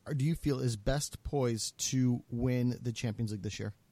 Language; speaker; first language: English; native; English